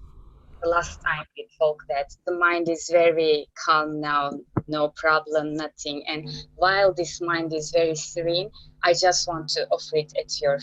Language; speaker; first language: English; non-native, learner; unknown